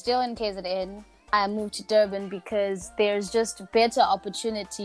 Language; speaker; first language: English; non-native, local second language; Zulu